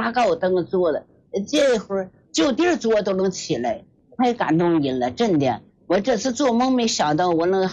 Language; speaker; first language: Chinese; native; Chinese